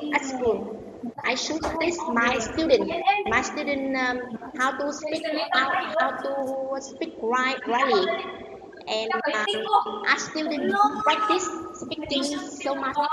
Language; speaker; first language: English; non-native, learner; Vietnamese